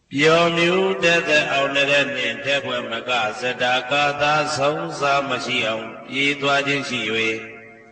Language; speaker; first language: Burmese; native; Burmese